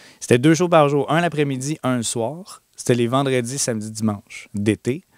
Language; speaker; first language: French; native; French